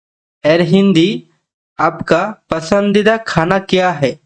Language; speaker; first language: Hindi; non-native, fluent; Bangla